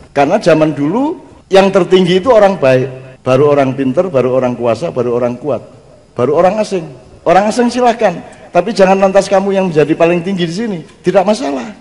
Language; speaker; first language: Indonesian; non-native, local second language; Javanese